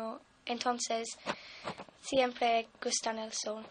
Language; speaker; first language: Spanish; non-native, learner; English